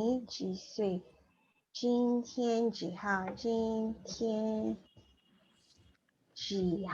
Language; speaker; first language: Chinese; non-native, fluent; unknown